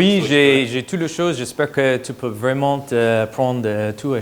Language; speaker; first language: French; non-native, fluent; English